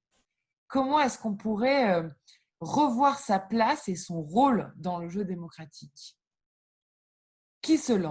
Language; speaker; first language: French; native; French